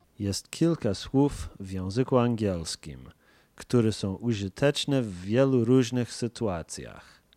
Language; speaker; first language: Polish; non-native, fluent; English